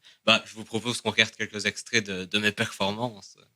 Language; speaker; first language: French; native; French